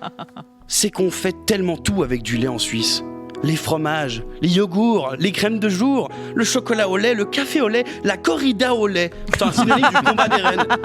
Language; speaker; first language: French; native; French